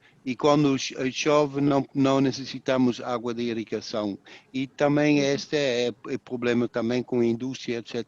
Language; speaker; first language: Portuguese; non-native, fluent; Dutch